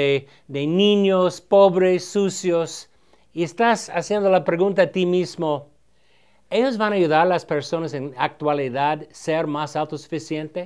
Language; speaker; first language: Spanish; non-native, fluent; English